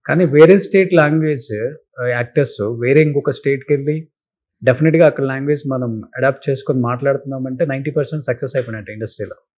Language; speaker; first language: Telugu; native; Telugu